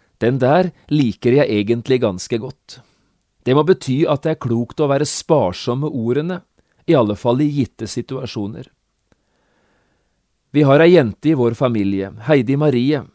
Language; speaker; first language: Norwegian; native; Norwegian